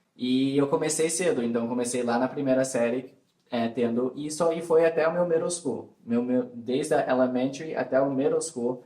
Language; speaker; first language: Portuguese; early bilingual, heritage; Portuguese